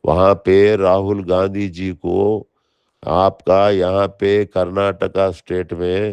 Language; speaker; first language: Hindi; non-native, local second language; Kannada